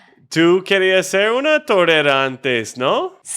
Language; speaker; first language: Spanish; non-native, fluent; English